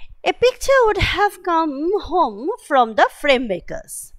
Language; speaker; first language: English; non-native, local second language; Bangla